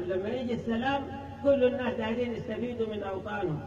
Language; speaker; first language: Arabic; native; Arabic